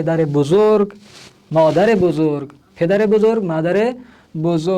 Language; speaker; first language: Persian; non-native, fluent; Urdu